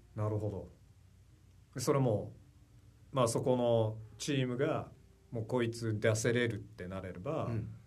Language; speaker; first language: Japanese; early bilingual, heritage; Japanese